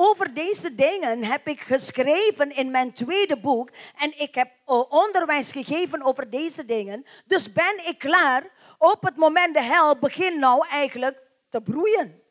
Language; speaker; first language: Dutch; non-native, learner; Indonesian